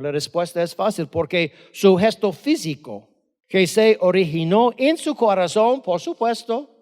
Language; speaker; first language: Spanish; non-native, fluent; English